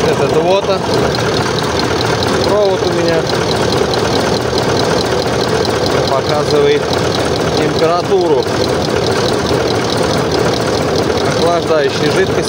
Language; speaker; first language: Russian; native; Russian